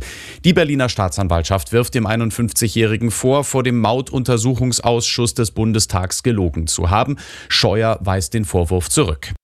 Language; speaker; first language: German; native; German